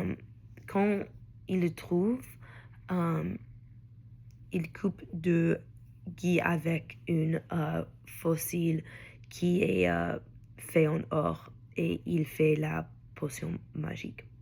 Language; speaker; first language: French; non-native, learner; English